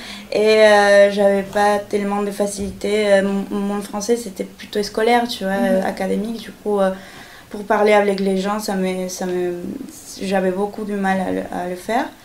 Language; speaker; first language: French; non-native, fluent; Spanish